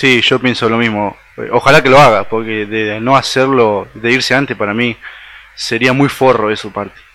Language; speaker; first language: Spanish; native; Spanish